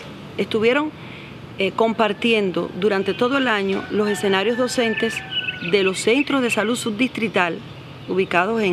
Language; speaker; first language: Spanish; native; Spanish